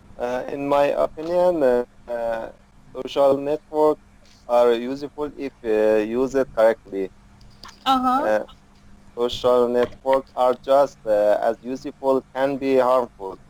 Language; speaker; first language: English; non-native, learner; Persian